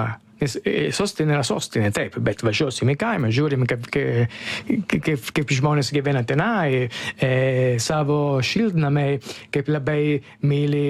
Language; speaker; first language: Lithuanian; non-native, fluent; Italian